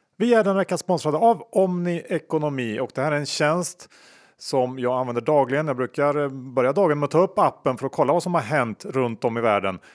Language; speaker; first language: Swedish; native; Swedish